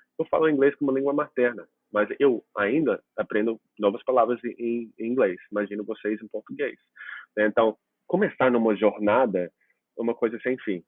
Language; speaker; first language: Portuguese; non-native, fluent; English